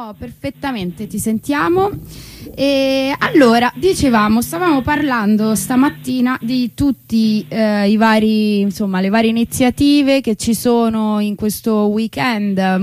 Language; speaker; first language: Italian; native; Italian